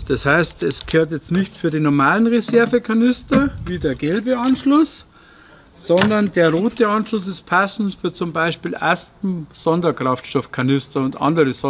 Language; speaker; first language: German; native; German